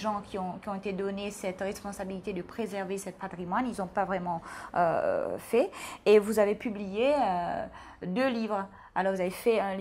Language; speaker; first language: French; non-native, local second language; Seselwa Creole French